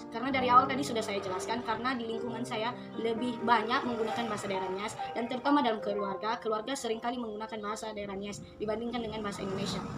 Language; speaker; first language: Indonesian; non-native, local second language; Nias